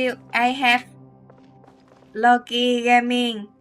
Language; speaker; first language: English; non-native, learner; Vietnamese